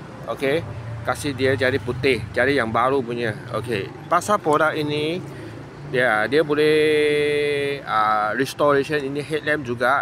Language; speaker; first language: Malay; non-native, local second language; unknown